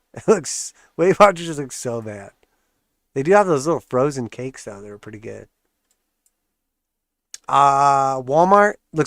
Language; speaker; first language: English; native; English